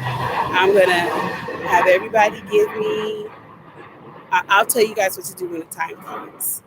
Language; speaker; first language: English; native; English